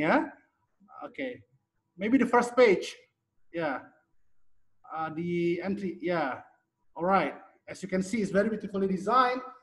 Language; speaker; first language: English; non-native, fluent; Indonesian